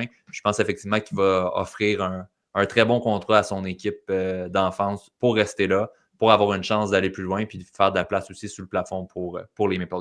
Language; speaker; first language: French; native; French